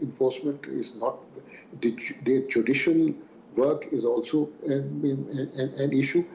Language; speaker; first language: English; non-native, local second language; Urdu